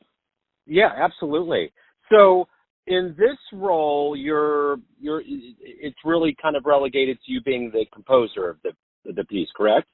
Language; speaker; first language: English; native; English